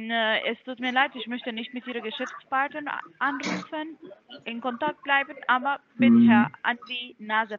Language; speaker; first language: German; non-native, learner; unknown